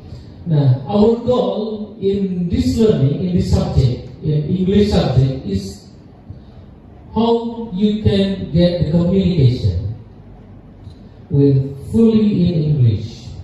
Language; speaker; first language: English; non-native, learner; Indonesian